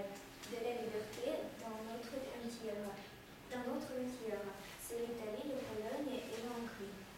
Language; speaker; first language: French; non-native, learner; Russian